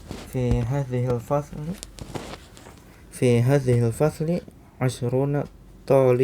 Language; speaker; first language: Arabic; non-native, learner; Indonesian